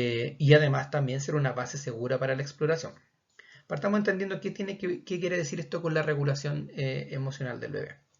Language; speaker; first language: Spanish; native; Spanish